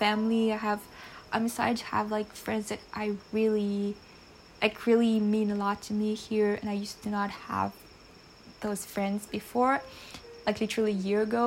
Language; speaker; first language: English; non-native, fluent; French